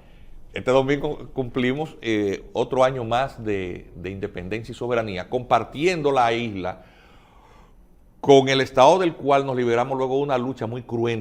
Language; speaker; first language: Spanish; native; Spanish